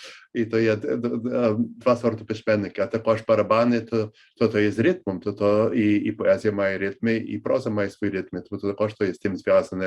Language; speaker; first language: Ukrainian; early bilingual, heritage; Ukrainian